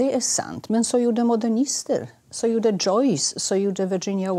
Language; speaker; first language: Swedish; non-native, fluent; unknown